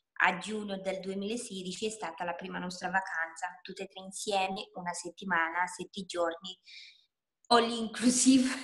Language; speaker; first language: Italian; non-native, fluent; Romanian